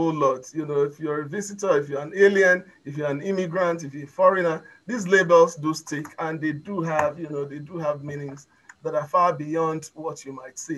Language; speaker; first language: English; non-native, local second language; Igbo